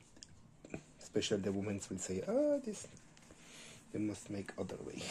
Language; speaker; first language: English; non-native, learner; German